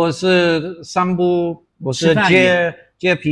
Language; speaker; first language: Chinese; non-native, fluent; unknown